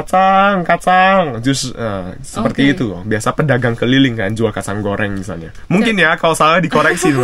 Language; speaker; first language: Indonesian; native; Indonesian